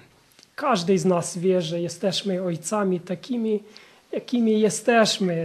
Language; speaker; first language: Polish; non-native, fluent; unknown